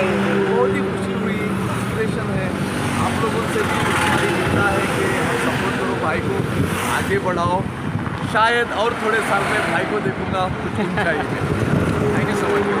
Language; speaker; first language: Hindi; non-native, local second language; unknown